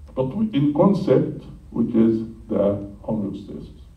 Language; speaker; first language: English; non-native, fluent; Arabic